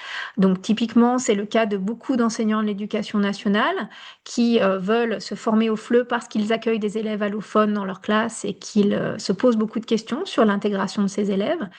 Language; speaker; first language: French; native; French